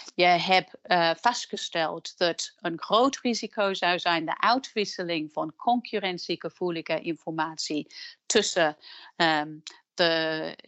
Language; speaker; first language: Dutch; non-native, fluent; English